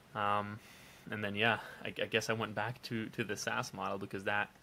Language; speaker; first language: English; non-native, fluent; Dutch